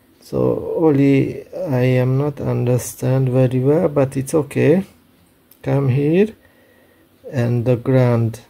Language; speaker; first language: English; non-native, learner; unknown